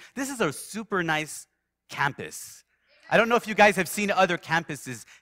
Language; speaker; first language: English; native; English